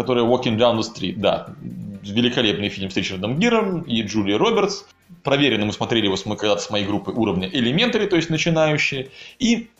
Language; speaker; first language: Russian; native; Russian